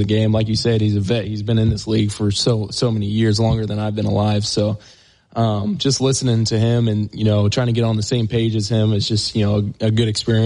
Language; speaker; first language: English; native; English